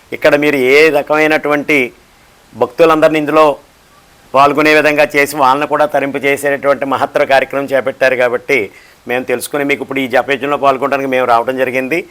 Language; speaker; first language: Telugu; native; Telugu